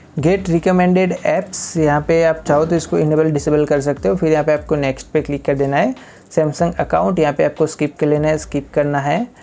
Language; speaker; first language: Hindi; native; Hindi